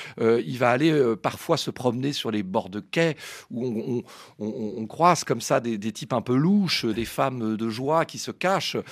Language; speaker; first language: French; native; French